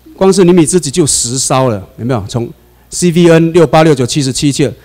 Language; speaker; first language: Chinese; native; Chinese